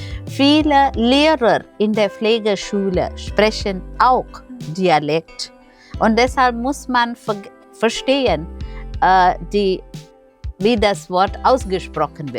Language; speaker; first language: German; non-native, fluent; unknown